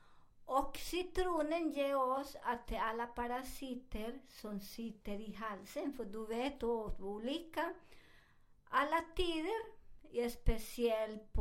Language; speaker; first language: Swedish; non-native, learner; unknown